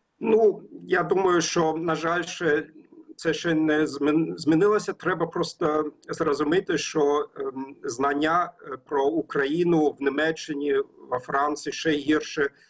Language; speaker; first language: Ukrainian; non-native, learner; German